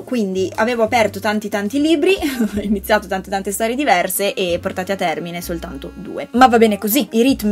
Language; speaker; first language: Italian; native; Italian